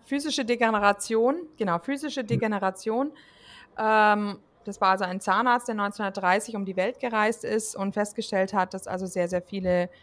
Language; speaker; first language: German; native; German